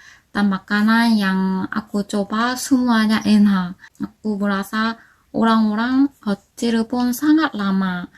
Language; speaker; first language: Indonesian; non-native, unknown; Korean